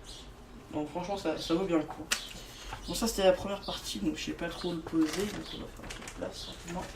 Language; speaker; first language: French; native; French